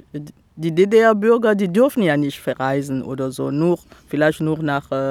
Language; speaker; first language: German; non-native, fluent; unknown